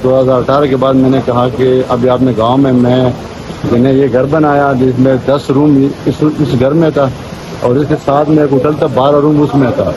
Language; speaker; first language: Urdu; non-native, local second language; Pashto